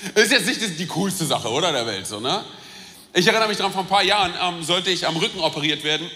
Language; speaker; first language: German; early bilingual, other home language; Romanian